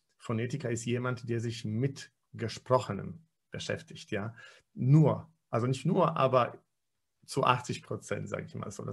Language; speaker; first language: German; non-native, fluent; Polish